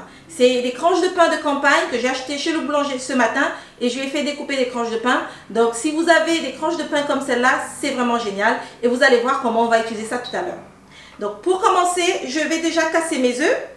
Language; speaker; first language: French; native; French